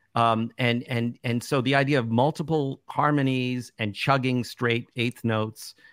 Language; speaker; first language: English; native; English